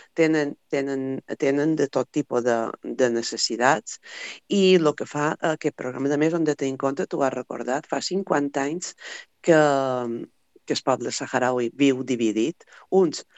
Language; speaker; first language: Catalan; native; Catalan